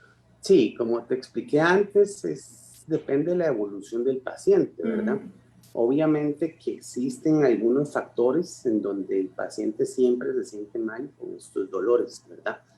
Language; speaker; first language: Spanish; native; Spanish